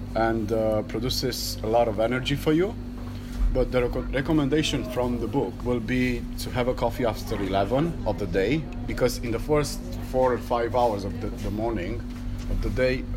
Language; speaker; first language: English; non-native, learner; Romanian